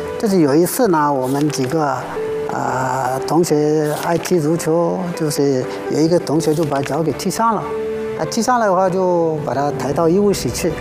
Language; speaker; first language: Chinese; non-native, fluent; Bambara